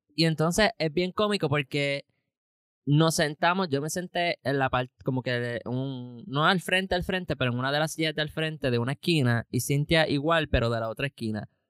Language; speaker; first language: Spanish; native; Spanish